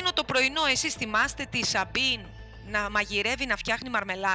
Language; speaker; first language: Greek; native; Greek